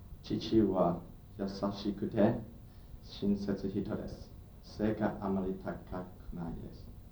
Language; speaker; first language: Japanese; non-native, learner; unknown